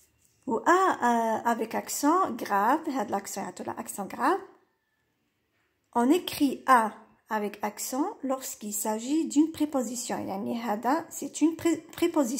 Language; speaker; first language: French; non-native, local second language; Arabic